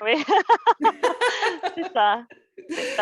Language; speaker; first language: French; non-native, fluent; English